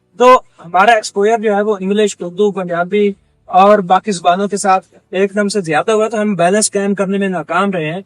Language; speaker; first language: Urdu; non-native, local second language; Punjabi